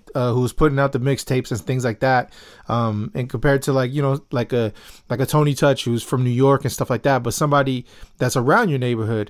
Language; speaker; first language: English; early bilingual, other home language; Spanish